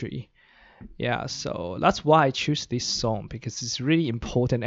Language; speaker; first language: English; non-native, fluent; Chinese